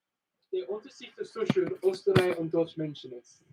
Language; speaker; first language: German; non-native, learner; English